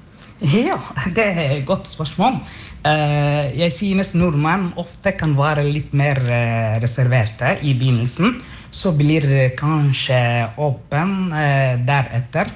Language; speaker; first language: Norwegian; non-native, fluent; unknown